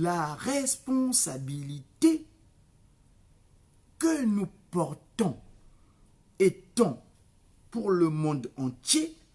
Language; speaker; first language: French; non-native, local second language; Kongo